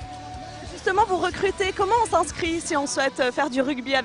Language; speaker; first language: French; native; French